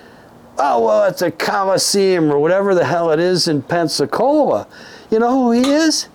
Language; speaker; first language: English; native; English